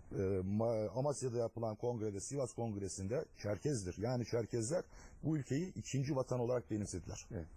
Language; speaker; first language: Turkish; non-native, local second language; Adyghe